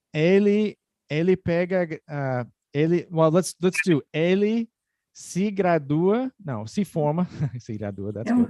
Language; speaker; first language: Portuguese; non-native, fluent; English